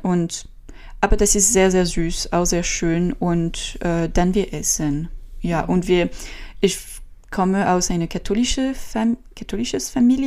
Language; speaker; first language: German; non-native, learner; French